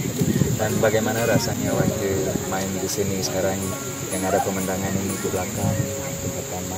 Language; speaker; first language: Indonesian; non-native, fluent; English